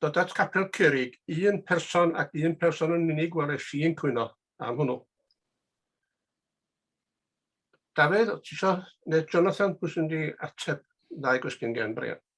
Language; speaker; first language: Welsh; native; Welsh